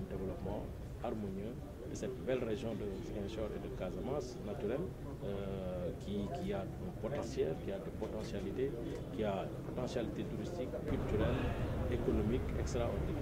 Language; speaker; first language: French; non-native, local second language; Wolof